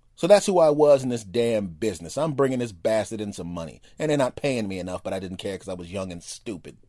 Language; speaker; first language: English; native; English